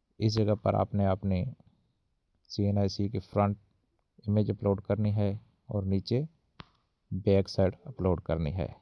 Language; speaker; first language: Urdu; native; Urdu